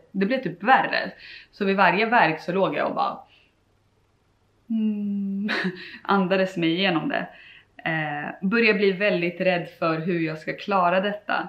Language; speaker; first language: Swedish; native; Swedish